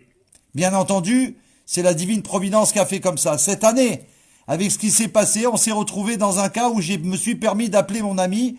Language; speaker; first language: French; native; French